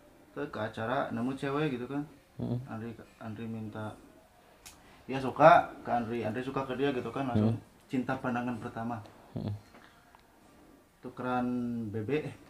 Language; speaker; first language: Indonesian; non-native, local second language; Sundanese